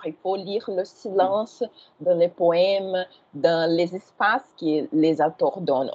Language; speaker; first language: French; non-native, fluent; Portuguese